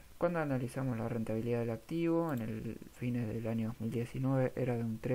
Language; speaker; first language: Spanish; native; Spanish